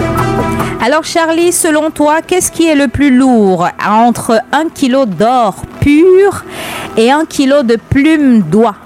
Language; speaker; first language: French; native; French